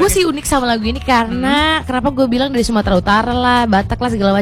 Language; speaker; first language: Indonesian; native; Indonesian